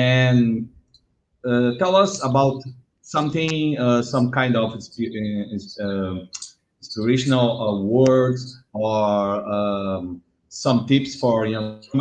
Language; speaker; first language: English; non-native, learner; Portuguese